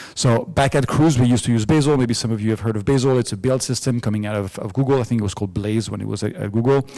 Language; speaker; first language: English; non-native, fluent; French